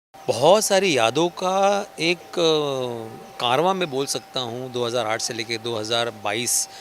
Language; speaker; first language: Hindi; non-native, local second language; Marathi